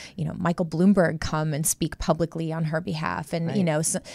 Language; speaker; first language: English; native; English